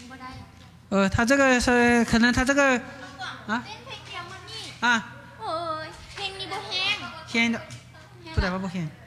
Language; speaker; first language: Chinese; native; Chinese